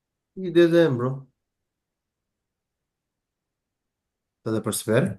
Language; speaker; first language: Portuguese; non-native, fluent; Bangla